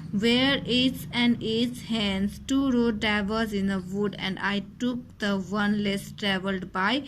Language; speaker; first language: English; non-native, local second language; Hindi